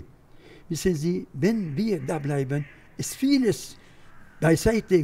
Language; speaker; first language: German; non-native, fluent; Arabic